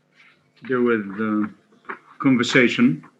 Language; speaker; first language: English; non-native, fluent; Arabic